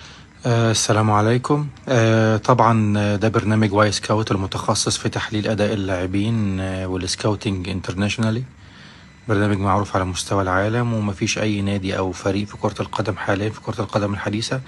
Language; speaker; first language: Arabic; native; Arabic